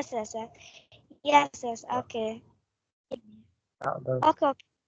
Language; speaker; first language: English; non-native, learner; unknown